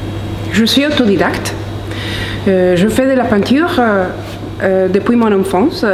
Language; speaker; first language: French; non-native, fluent; Spanish